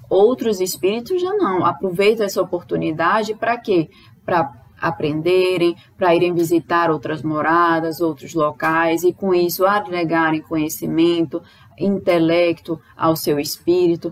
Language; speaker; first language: Portuguese; native; Portuguese